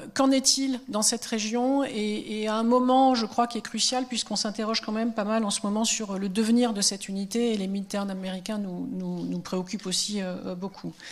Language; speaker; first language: French; native; French